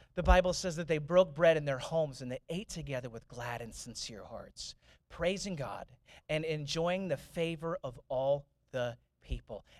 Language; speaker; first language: English; native; English